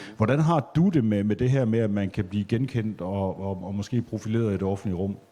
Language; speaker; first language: Danish; native; Danish